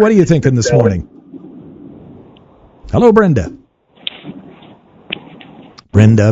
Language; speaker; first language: English; native; English